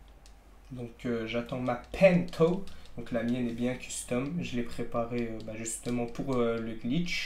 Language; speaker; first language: French; native; French